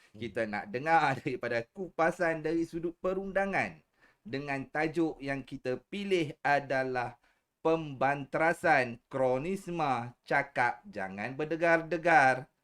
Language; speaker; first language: Malay; native; Malay